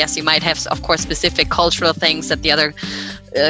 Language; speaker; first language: English; non-native, fluent; German